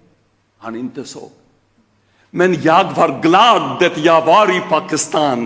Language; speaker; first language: Swedish; non-native, fluent; Urdu